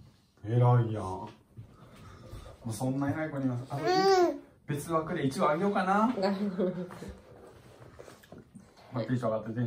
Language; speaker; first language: Japanese; native; Japanese